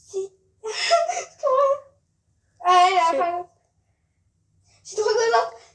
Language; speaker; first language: French; native; French